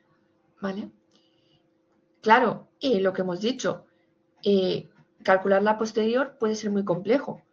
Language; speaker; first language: Spanish; native; Spanish